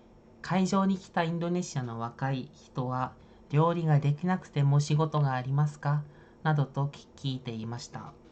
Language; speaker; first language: Japanese; non-native, fluent; Indonesian